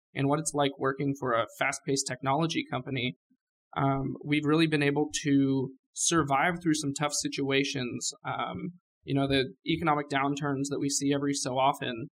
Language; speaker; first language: English; native; English